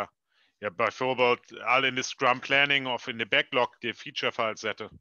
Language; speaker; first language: Dutch; non-native, learner; German